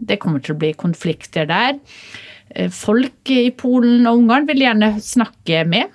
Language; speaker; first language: Norwegian; early bilingual, other home language; Polish